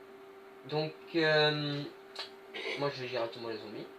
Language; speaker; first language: French; native; French